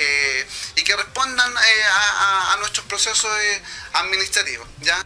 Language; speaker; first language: Spanish; native; Spanish